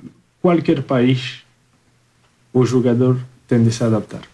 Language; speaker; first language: Portuguese; early bilingual, heritage; Portuguese